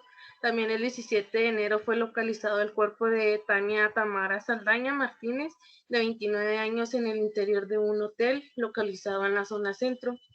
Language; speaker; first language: Spanish; native; Spanish